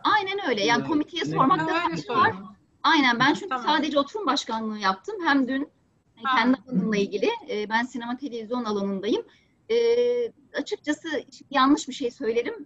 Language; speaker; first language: Turkish; native; Turkish